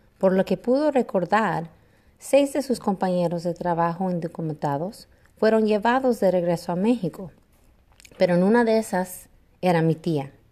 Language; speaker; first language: Spanish; early bilingual, heritage; Spanish